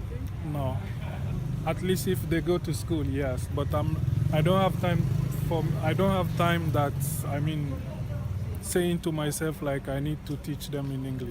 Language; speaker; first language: English; non-native, fluent; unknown